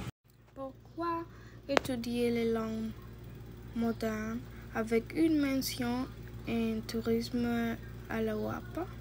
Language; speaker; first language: French; non-native, learner; Spanish